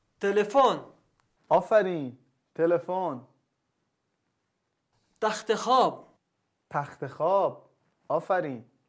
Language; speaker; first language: Persian; non-native, learner; Arabic